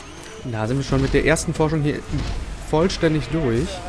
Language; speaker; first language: German; native; German